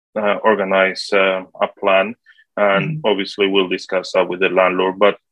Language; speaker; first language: English; non-native, fluent; Spanish